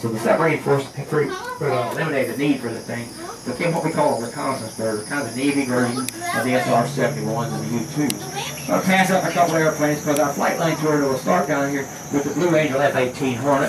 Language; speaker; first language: English; native; English